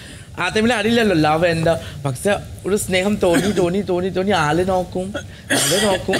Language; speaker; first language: Malayalam; non-native, fluent; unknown